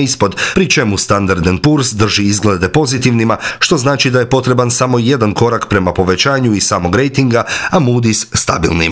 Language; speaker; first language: Croatian; native; Croatian